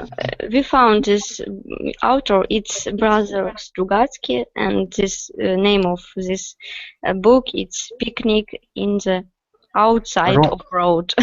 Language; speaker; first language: English; non-native, learner; Russian